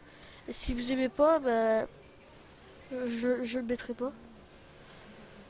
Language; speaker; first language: French; native; French